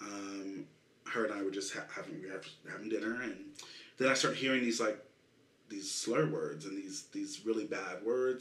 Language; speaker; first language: English; native; English